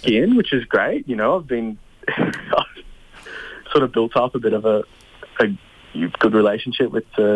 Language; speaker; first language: English; native; English